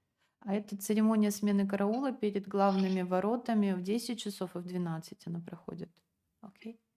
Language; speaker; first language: Russian; native; Russian